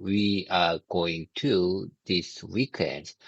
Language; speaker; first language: English; non-native, learner; Korean